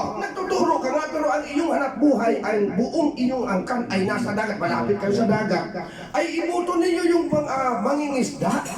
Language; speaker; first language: Filipino; non-native, local second language; Bikol